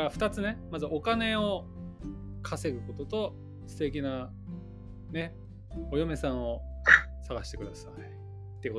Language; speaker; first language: Japanese; native; Japanese